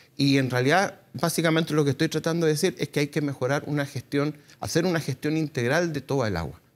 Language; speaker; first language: Spanish; native; Spanish